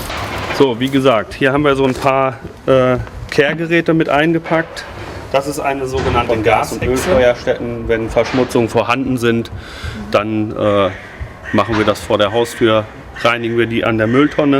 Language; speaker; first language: German; native; German